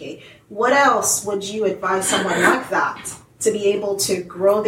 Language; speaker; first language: English; non-native, local second language; Yoruba